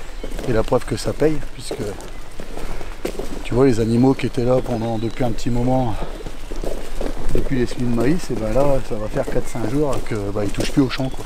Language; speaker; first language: French; native; French